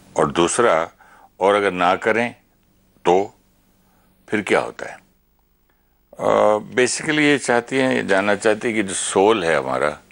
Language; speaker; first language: Hindi; native; Hindi